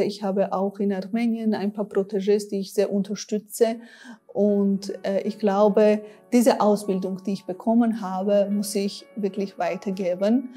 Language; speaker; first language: German; non-native, fluent; Armenian